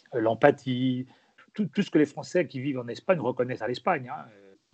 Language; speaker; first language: French; early bilingual, other home language; Spanish